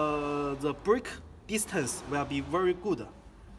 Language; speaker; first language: English; non-native, learner; Chinese